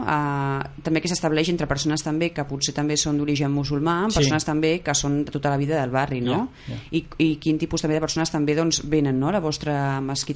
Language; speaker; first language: Catalan; native; Catalan